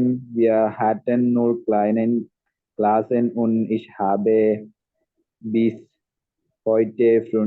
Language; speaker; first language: German; non-native, learner; Malayalam